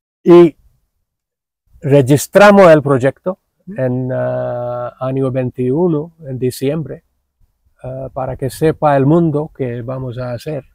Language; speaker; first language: Spanish; non-native, fluent; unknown